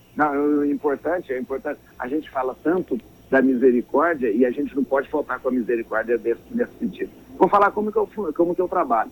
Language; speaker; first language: Portuguese; native; Portuguese